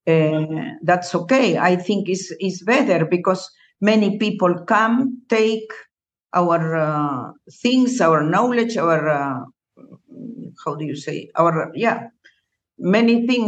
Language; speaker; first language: English; non-native, learner; Spanish